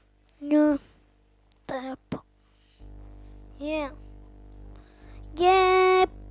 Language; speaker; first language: Finnish; native; Finnish